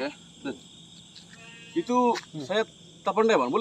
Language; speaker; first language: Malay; non-native, learner; Bangla